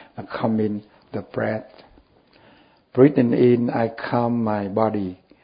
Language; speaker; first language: English; non-native, learner; Vietnamese